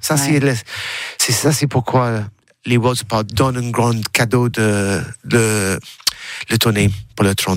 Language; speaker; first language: French; non-native, learner; English